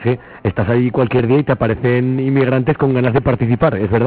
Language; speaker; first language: Spanish; native; Spanish